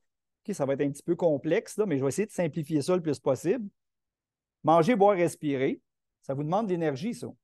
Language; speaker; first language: French; native; French